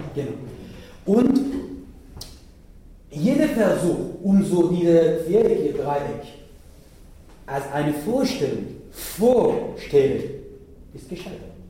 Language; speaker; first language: German; non-native, learner; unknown